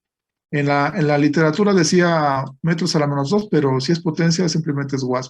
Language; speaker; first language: Spanish; native; Spanish